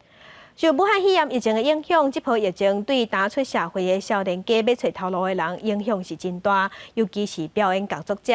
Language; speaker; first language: Chinese; native; Chinese